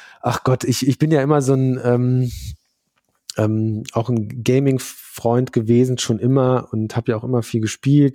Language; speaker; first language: German; native; German